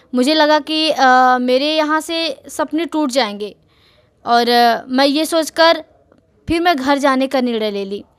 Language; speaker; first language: Hindi; native; Hindi